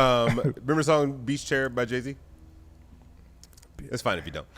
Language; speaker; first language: English; native; English